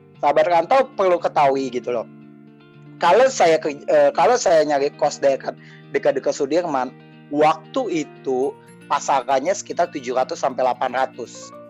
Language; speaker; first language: Indonesian; native; Indonesian